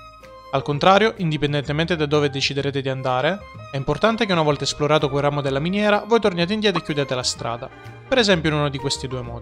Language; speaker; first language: Italian; native; Italian